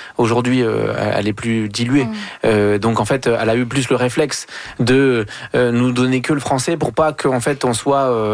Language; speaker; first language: French; native; French